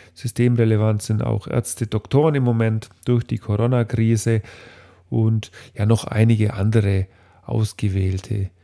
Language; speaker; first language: German; native; German